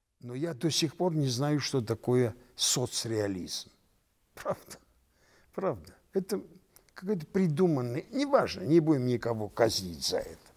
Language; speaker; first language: Russian; non-native, local second language; Armenian